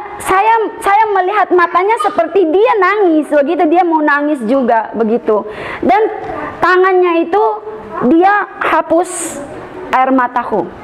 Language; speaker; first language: Indonesian; non-native, fluent; Filipino